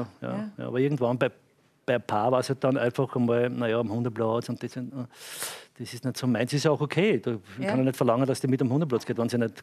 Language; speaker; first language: German; native; German